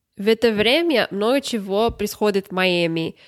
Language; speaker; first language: Russian; non-native, learner; English